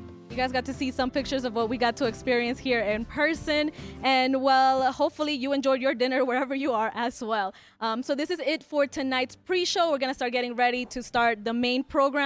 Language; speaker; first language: English; early bilingual, other home language; Spanish